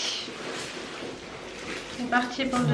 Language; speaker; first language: French; native; French